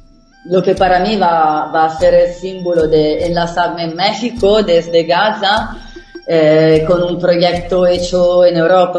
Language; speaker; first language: Spanish; non-native, fluent; Italian